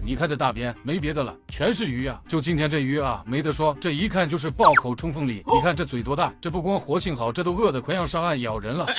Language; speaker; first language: Chinese; native; Chinese